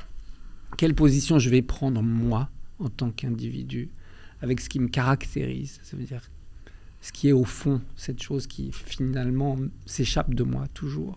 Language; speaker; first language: French; early bilingual, other home language; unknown